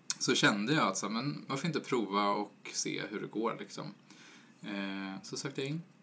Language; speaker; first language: Swedish; native; Swedish